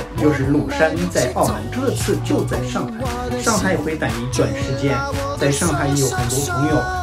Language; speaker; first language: Chinese; non-native, fluent; French